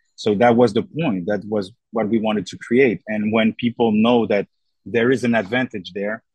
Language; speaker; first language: English; non-native, fluent; French